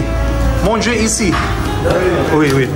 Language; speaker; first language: French; non-native, learner; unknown